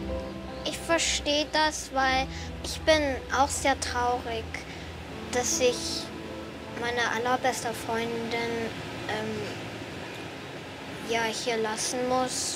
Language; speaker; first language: German; early bilingual, other home language; Korean